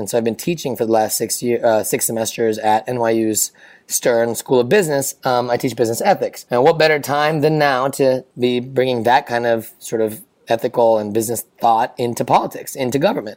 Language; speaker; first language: English; native; English